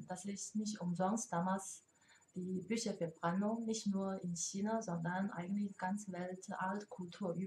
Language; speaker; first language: German; non-native, learner; Chinese